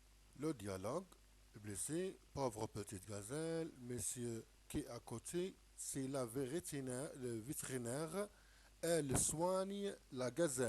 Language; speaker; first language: French; non-native, local second language; Arabic